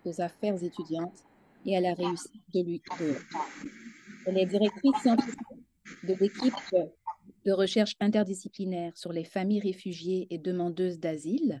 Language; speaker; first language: French; native; French